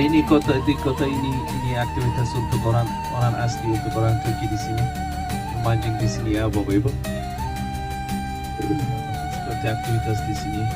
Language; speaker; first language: Indonesian; non-native, fluent; Turkish